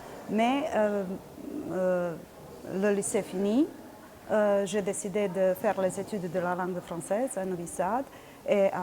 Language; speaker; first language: French; non-native, fluent; Serbian